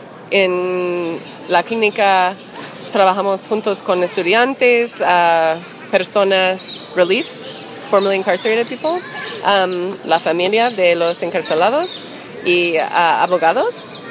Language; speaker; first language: Spanish; non-native, learner; English